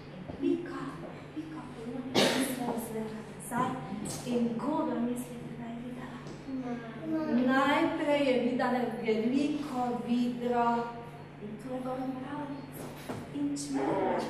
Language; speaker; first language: Slovenian; native; Slovenian